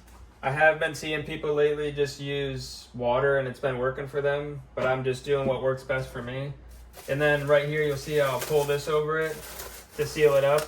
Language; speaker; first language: English; native; English